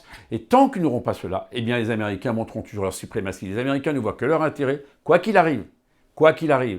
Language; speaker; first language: French; native; French